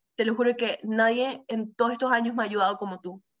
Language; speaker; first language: Spanish; early bilingual, heritage; Spanish